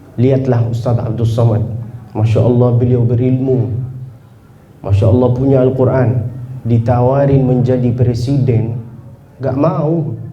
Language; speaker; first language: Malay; non-native, fluent; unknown